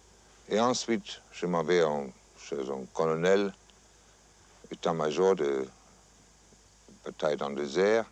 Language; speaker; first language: French; non-native, fluent; German